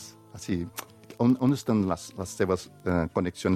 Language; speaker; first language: Catalan; non-native, fluent; Portuguese